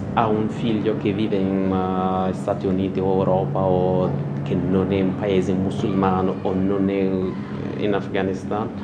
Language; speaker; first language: Italian; non-native, learner; Persian